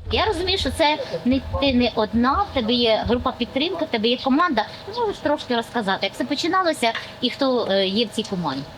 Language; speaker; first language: Ukrainian; native; Ukrainian